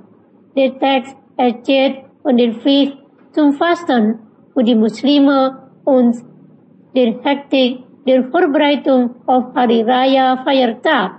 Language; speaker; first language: German; non-native, learner; Indonesian